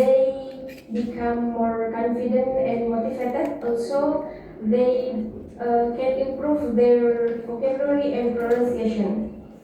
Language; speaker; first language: English; non-native, fluent; Indonesian